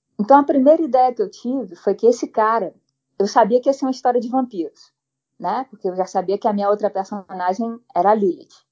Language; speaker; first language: Portuguese; native; Portuguese